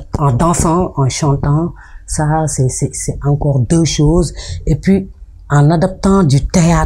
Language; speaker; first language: French; non-native, local second language; Wolof